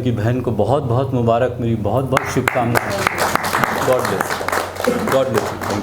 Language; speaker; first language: Hindi; native; Hindi